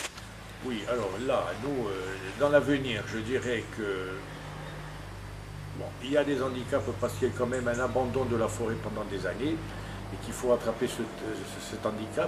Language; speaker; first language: French; native; French